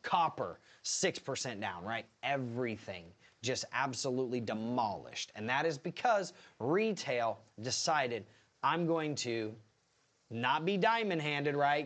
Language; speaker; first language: English; native; English